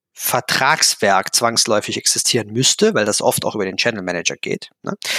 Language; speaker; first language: German; native; German